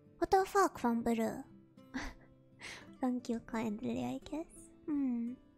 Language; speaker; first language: English; non-native, fluent; Japanese